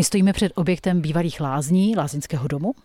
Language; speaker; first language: Czech; native; Czech